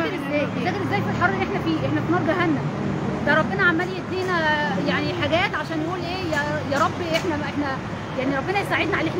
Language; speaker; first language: Arabic; native; Arabic